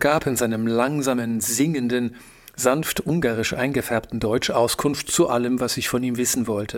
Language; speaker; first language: German; native; German